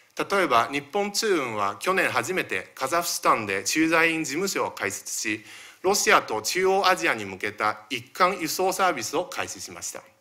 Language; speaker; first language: Japanese; early bilingual, other home language; Chinese